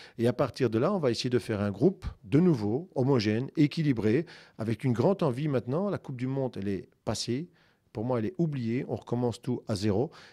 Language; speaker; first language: French; native; French